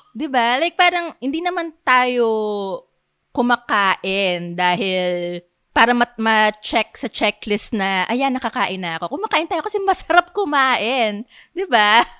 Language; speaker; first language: Filipino; native; Filipino